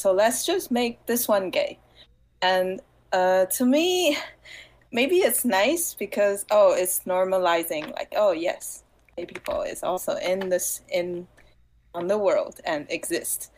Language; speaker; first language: English; non-native, fluent; Chinese